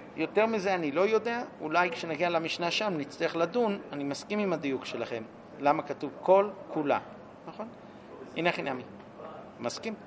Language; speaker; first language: Hebrew; non-native, fluent; English